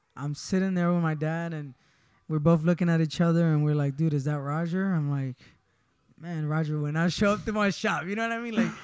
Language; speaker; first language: English; early bilingual, other home language; Spanish